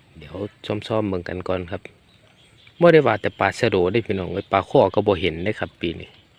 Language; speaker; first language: Thai; native; Thai